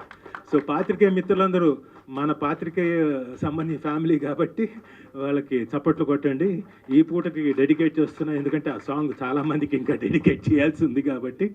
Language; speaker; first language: Telugu; native; Telugu